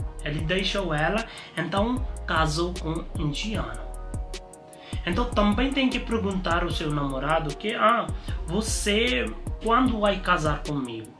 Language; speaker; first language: Portuguese; non-native, learner; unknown